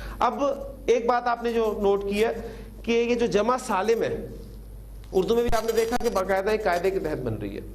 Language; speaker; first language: Urdu; native; Urdu